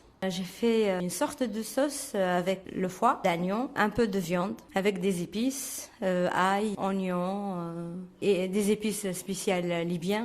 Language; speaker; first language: French; non-native, fluent; Arabic